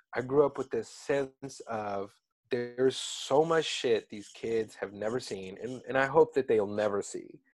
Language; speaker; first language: English; early bilingual, other home language; Arabic